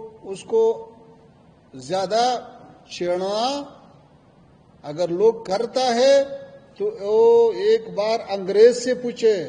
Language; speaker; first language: Hindi; non-native, fluent; Pashto